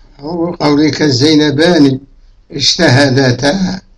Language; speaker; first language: Arabic; native; Arabic